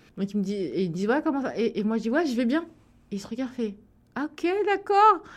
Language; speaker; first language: French; early bilingual, other home language; Wolof